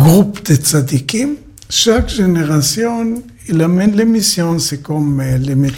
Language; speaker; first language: French; non-native, learner; Hebrew